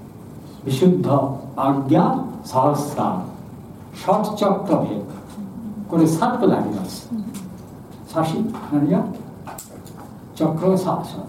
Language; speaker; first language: Japanese; non-native, learner; Bangla